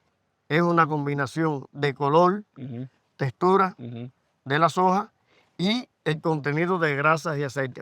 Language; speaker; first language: Spanish; native; Spanish